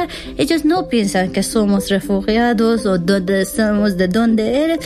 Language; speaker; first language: Spanish; non-native, learner; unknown